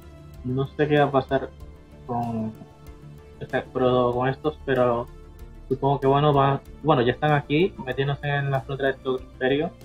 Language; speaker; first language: Spanish; native; Spanish